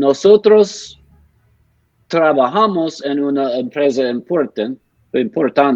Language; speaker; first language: Spanish; non-native, learner; English